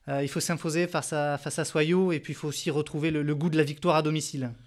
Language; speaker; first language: French; native; French